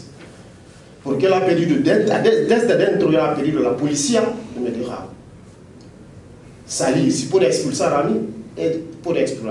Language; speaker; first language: Spanish; non-native, local second language; French